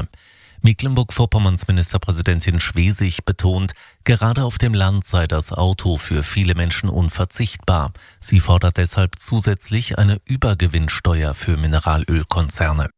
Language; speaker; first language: German; native; German